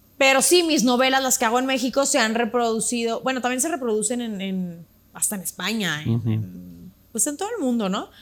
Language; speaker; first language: Spanish; native; Spanish